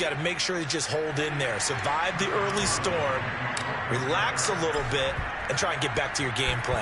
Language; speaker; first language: English; native; English